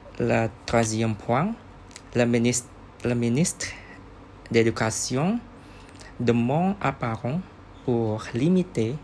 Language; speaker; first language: French; non-native, learner; Indonesian